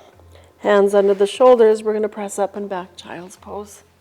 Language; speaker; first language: English; native; English